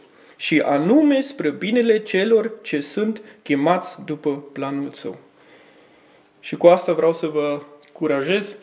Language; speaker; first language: Romanian; early bilingual, heritage; Romanian